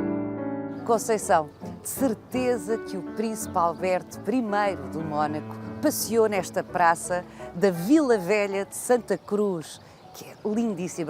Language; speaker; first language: Portuguese; native; Portuguese